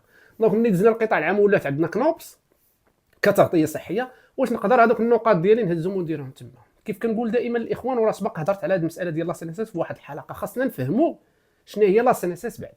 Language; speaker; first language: Arabic; native; Arabic